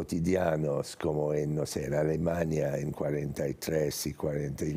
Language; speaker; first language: Spanish; non-native, fluent; English